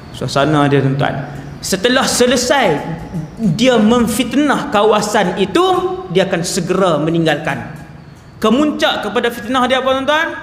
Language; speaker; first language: Malay; native; Malay